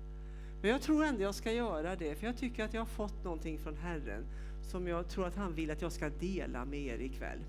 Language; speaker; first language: Swedish; native; Swedish